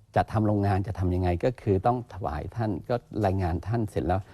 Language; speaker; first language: Thai; non-native, local second language; Chinese